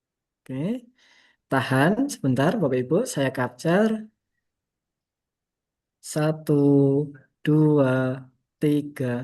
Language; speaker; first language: Indonesian; native; Indonesian